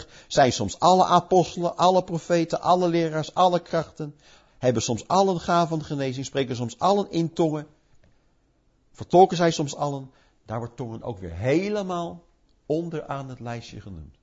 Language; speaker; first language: Dutch; native; Dutch